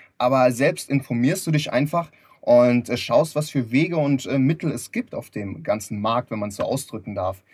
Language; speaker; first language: German; early bilingual, other home language; Lithuanian